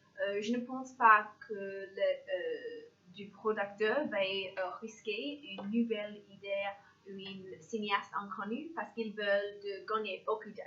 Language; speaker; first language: French; non-native, learner; English